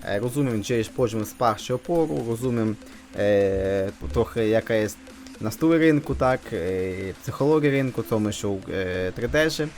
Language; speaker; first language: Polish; non-native, fluent; Ukrainian